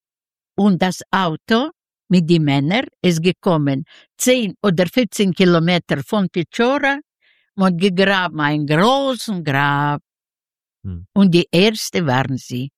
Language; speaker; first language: German; non-native, learner; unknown